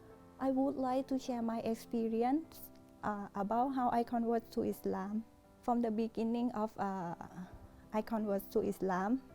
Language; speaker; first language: English; non-native, learner; Thai